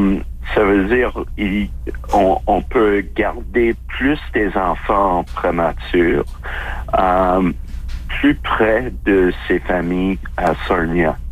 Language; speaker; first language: French; non-native, fluent; English